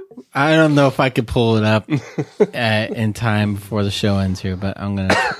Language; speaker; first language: English; native; English